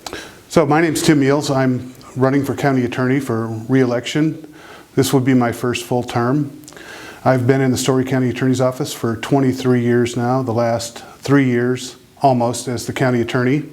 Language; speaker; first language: English; native; English